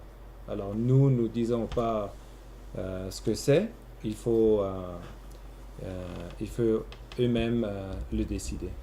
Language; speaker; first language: French; non-native, local second language; German